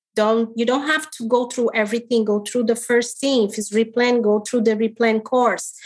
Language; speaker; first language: English; non-native, fluent; Portuguese